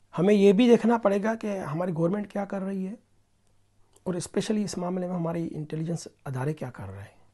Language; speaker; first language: Urdu; non-native, local second language; Sindhi